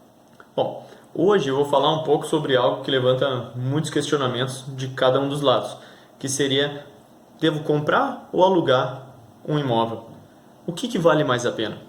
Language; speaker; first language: Portuguese; native; Portuguese